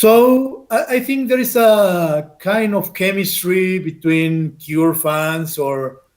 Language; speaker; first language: English; non-native, fluent; Spanish